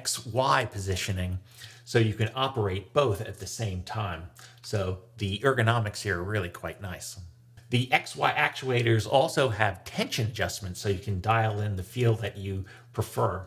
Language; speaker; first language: English; native; English